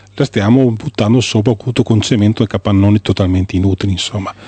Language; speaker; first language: Italian; native; Italian